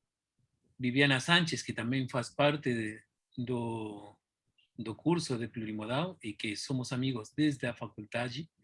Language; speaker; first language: Portuguese; non-native, fluent; Spanish